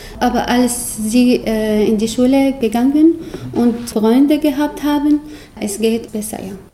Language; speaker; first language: German; non-native, learner; Arabic